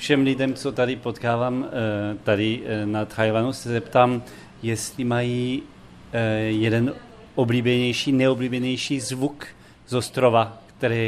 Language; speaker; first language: Czech; non-native, fluent; French